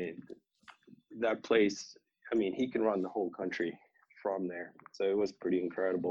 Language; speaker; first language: English; non-native, fluent; Romanian